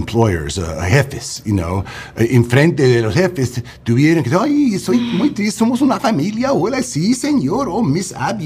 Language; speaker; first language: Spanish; early bilingual, heritage; English